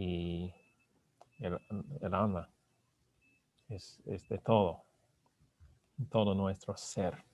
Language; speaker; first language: Spanish; non-native, learner; English